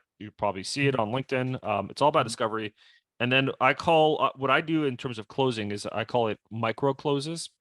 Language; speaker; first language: English; native; English